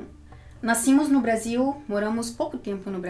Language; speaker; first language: Portuguese; early bilingual, heritage; Portuguese